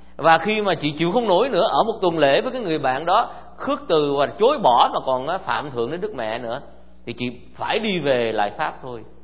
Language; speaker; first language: Vietnamese; early bilingual, heritage; Vietnamese